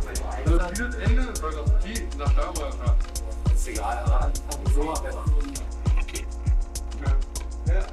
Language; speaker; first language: German; native; German